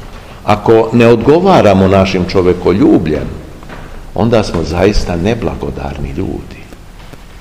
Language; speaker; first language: Serbian; native; Serbian